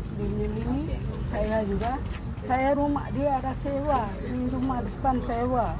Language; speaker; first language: Malay; non-native, learner; Tamil